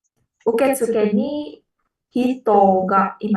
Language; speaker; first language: Japanese; non-native, learner; Indonesian